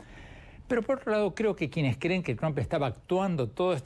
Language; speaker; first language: Spanish; native; Spanish